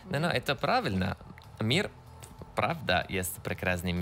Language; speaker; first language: Russian; non-native, learner; Italian